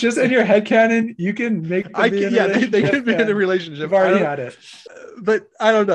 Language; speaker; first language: English; native; English